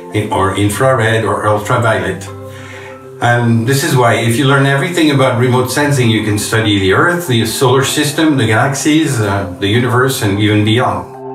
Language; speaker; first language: English; non-native, fluent; French